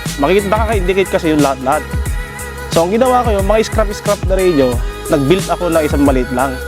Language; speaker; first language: Filipino; non-native, local second language; Iloko